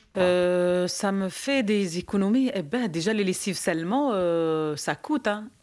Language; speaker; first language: French; non-native, local second language; Arabic